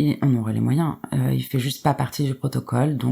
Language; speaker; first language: French; native; French